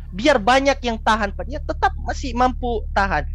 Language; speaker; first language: Indonesian; non-native, fluent; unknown